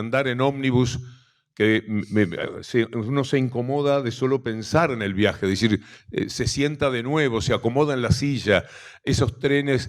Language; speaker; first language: Spanish; native; Spanish